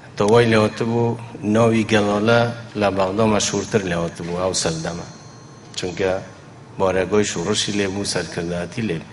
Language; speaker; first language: Central Kurdish; non-native, local second language; Kurdish